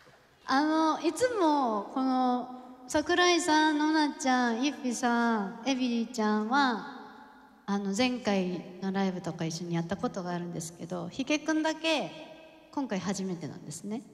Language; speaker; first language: Japanese; non-native, fluent; Korean